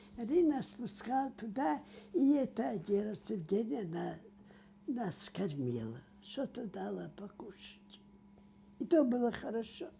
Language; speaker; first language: Russian; non-native, local second language; Yiddish